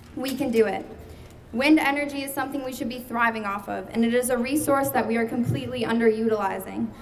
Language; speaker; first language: English; native; English